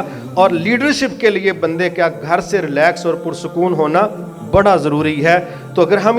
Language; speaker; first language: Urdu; non-native, local second language; Punjabi